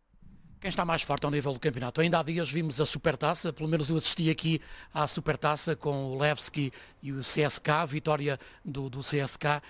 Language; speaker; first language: Portuguese; native; Portuguese